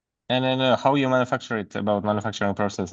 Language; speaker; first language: English; non-native, learner; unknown